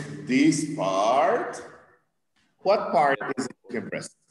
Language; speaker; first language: English; non-native, fluent; Spanish